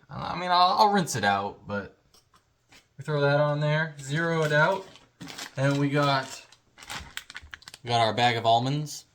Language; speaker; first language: English; native; English